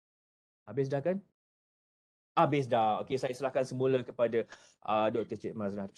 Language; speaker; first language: Malay; native; Malay